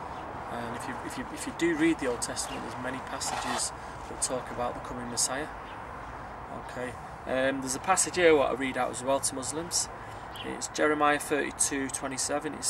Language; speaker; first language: English; native; English